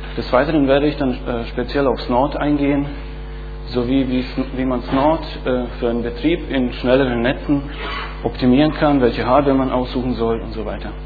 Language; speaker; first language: German; non-native, fluent; Bosnian